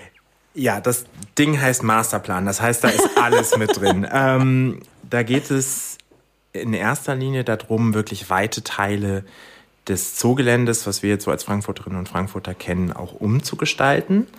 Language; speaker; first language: German; native; German